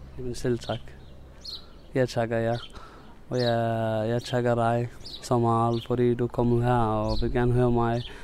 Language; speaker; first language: Danish; non-native, fluent; Arabic